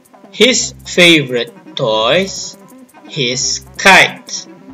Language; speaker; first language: English; non-native, local second language; Malay